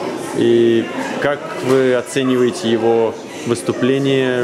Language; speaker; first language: Russian; native; Russian